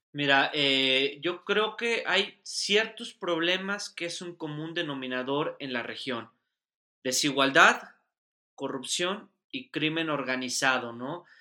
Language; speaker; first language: Spanish; native; Spanish